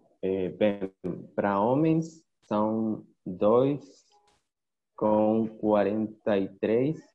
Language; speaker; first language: Portuguese; non-native, learner; Spanish